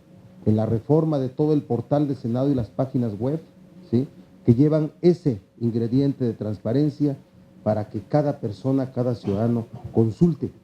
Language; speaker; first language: Spanish; native; Spanish